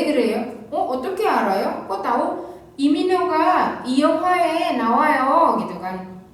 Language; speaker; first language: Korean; non-native, fluent; Indonesian